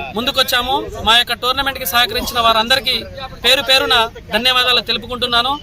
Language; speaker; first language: Telugu; non-native, local second language; Lambadi